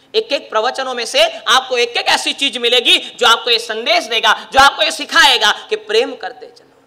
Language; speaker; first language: Hindi; non-native, local second language; Gujarati